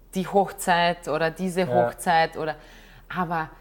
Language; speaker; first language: German; non-native, fluent; Croatian